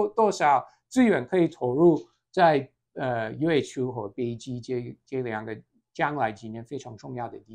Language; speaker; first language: Chinese; non-native, fluent; English